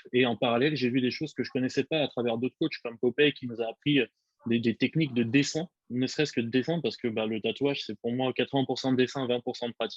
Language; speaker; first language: French; native; French